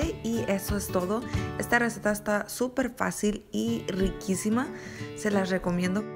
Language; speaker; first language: Spanish; native; Spanish